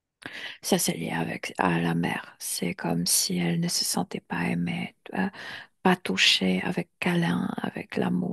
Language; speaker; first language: French; non-native, fluent; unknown